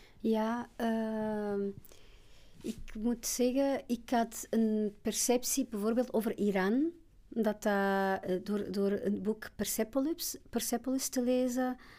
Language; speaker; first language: Dutch; non-native, fluent; Portuguese